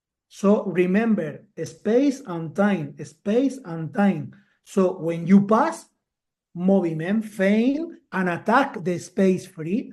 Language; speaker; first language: English; non-native, learner; Spanish